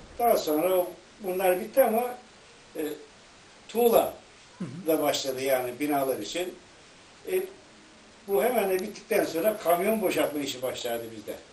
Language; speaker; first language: Turkish; native; Turkish